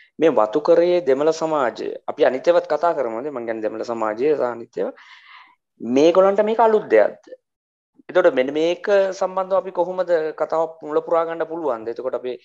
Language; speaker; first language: Sinhala; native; Sinhala